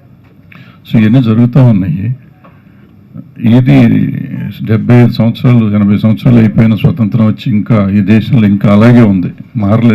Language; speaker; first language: Telugu; native; Telugu